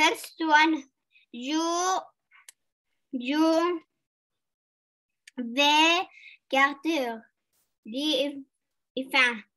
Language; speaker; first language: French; non-native, learner; Arabic